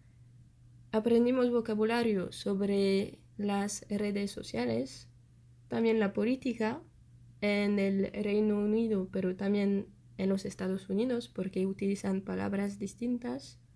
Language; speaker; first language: Spanish; non-native, fluent; French